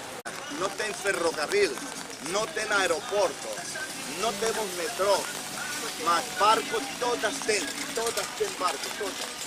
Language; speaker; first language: Spanish; non-native, learner; Portuguese